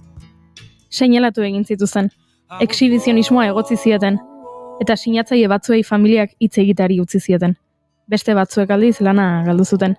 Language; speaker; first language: Basque; native; Basque